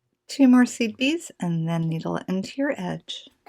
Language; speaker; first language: English; native; English